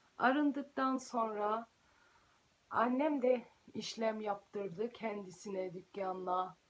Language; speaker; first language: Turkish; early bilingual, heritage; Turkish